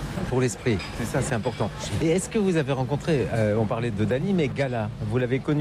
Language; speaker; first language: French; native; French